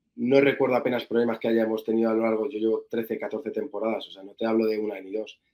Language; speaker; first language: Spanish; native; Spanish